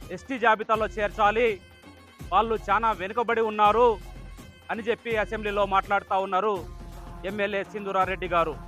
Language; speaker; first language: Telugu; non-native, local second language; Lambadi